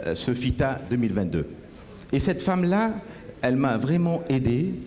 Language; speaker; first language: French; non-native, local second language; Arabic